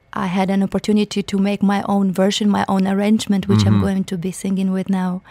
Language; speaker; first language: English; non-native, fluent; Ukrainian